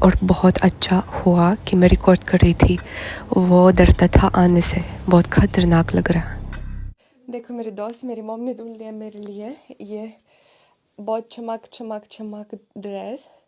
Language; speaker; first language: Hindi; non-native, fluent; Russian